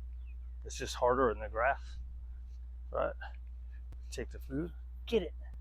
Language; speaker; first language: English; native; English